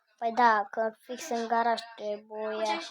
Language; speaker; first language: Romanian; native; Romanian